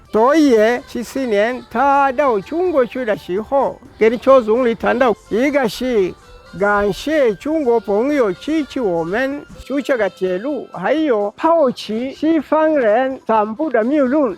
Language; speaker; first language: Chinese; non-native, fluent; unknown